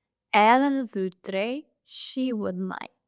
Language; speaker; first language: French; non-native, fluent; English